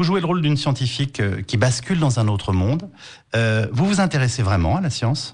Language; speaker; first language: French; native; French